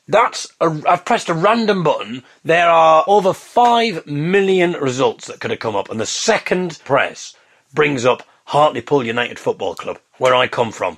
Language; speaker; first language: English; native; English